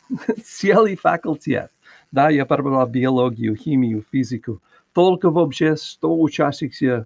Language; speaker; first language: Russian; non-native, learner; English